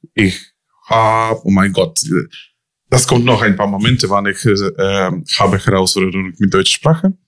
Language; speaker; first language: German; non-native, learner; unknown